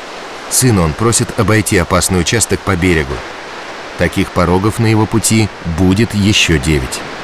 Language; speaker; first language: Russian; native; Russian